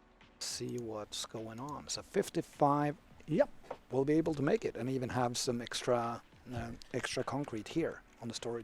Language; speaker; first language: English; non-native, fluent; Swedish